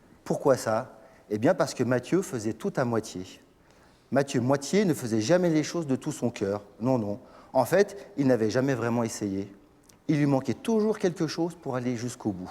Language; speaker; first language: French; native; French